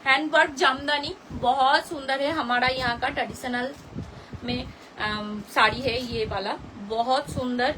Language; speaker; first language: Hindi; non-native, local second language; Bangla